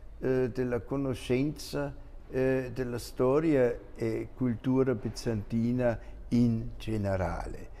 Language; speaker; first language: Italian; non-native, fluent; German